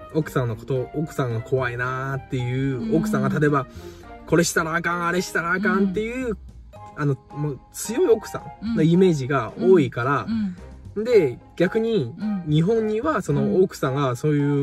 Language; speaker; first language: Japanese; non-native, fluent; Chinese